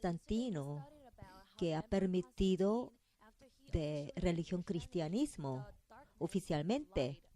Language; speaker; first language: Spanish; non-native, fluent; Korean